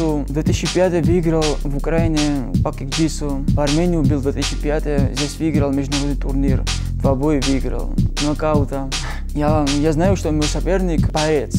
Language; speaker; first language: Russian; non-native, learner; Georgian